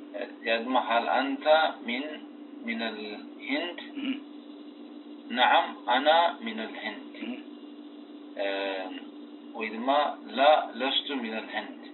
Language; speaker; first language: Arabic; non-native, learner; Tigrinya